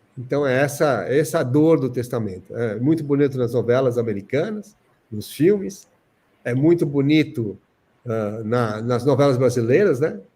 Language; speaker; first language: Portuguese; native; Portuguese